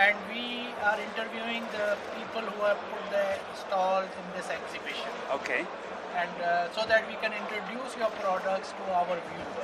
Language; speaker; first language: English; non-native, fluent; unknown